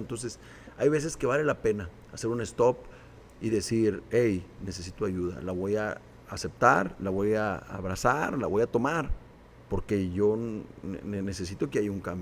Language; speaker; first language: Spanish; native; Spanish